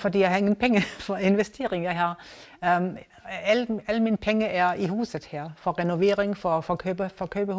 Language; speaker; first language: Danish; non-native, learner; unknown